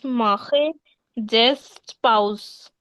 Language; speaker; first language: German; non-native, learner; Urdu